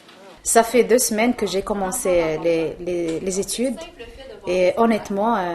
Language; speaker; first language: French; non-native, local second language; Arabic